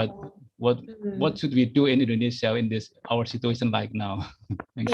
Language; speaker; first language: English; non-native, fluent; Indonesian